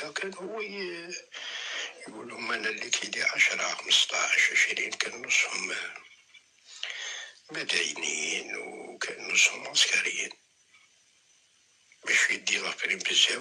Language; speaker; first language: Arabic; native; Arabic